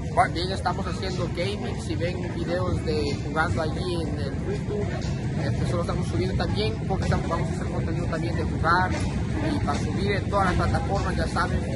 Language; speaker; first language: Spanish; early bilingual, heritage; Spanish